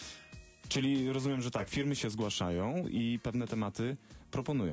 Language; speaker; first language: Polish; native; Polish